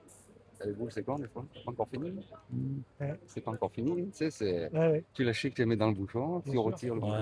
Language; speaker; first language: French; native; French